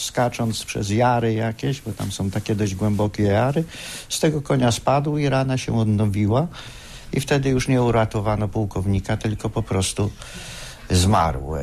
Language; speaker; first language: Polish; native; Polish